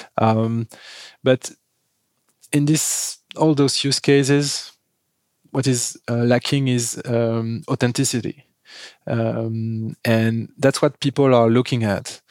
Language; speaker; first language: English; non-native, fluent; French